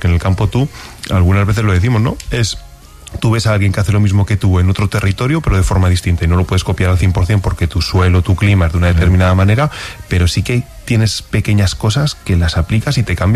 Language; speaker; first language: Spanish; native; Spanish